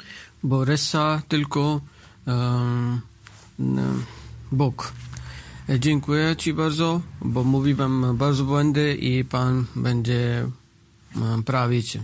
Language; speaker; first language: Polish; non-native, learner; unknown